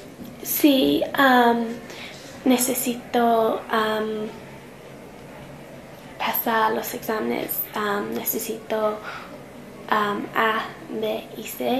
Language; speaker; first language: Spanish; non-native, learner; English